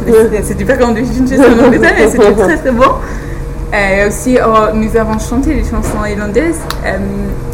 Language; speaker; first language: French; non-native, fluent; English